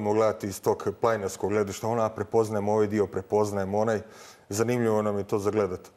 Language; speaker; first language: Croatian; native; Croatian